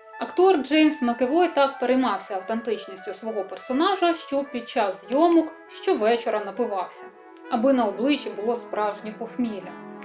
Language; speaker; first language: Ukrainian; native; Ukrainian